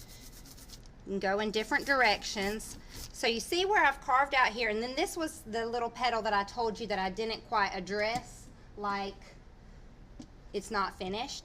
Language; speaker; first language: English; native; English